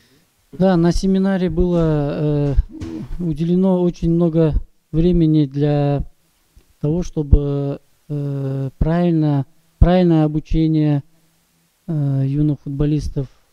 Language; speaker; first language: Russian; non-native, local second language; Kyrgyz